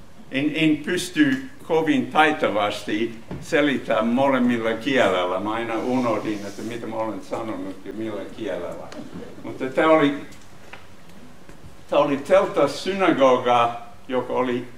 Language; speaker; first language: Finnish; non-native, fluent; English